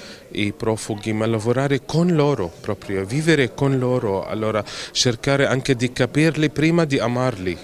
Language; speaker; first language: Italian; non-native, fluent; Arabic